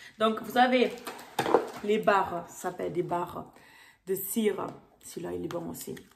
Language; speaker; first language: French; non-native, fluent; German